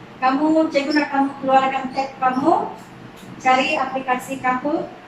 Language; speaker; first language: Malay; native; Malay